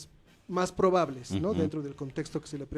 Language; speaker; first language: Spanish; native; Spanish